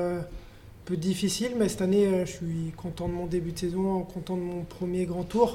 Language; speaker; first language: French; native; French